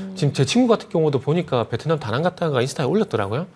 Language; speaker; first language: Korean; native; Korean